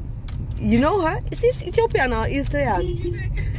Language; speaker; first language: English; non-native, fluent; Dutch